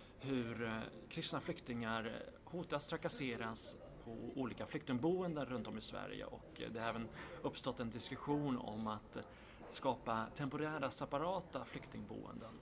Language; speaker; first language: Swedish; native; Swedish